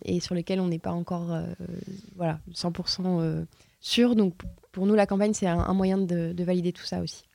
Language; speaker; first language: French; native; French